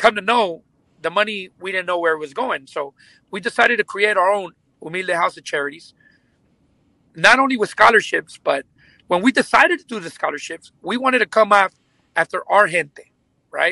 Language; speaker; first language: English; early bilingual, other home language; Spanish